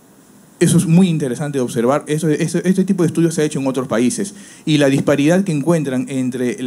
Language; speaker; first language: Spanish; native; Spanish